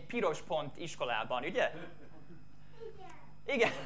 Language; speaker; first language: Hungarian; non-native, fluent; English